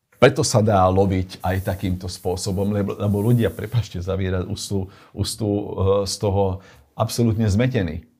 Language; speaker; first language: Slovak; non-native, local second language; Hungarian